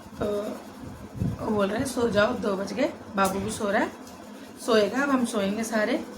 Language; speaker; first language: Hindi; native; Hindi